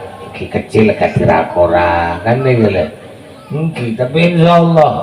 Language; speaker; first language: Indonesian; non-native, local second language; Madurese